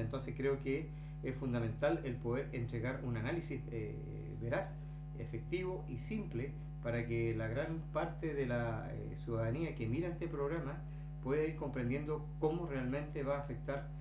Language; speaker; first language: Spanish; native; Spanish